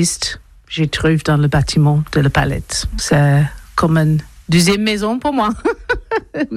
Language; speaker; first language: French; non-native, learner; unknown